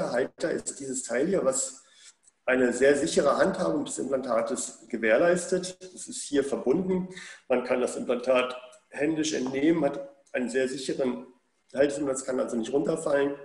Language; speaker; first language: German; native; German